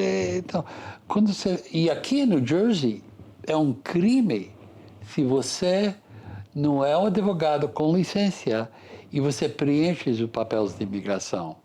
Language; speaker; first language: Portuguese; non-native, fluent; English